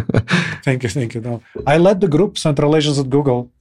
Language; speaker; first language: English; non-native, fluent; Kyrgyz